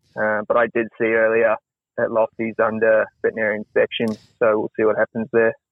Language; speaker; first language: English; native; English